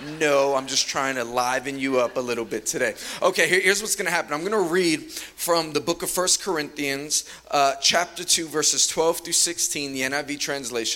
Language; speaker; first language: English; native; English